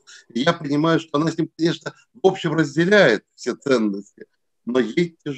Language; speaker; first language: Russian; native; Russian